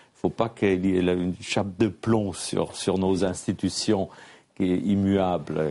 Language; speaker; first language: French; non-native, fluent; German